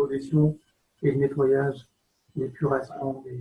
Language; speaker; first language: French; native; French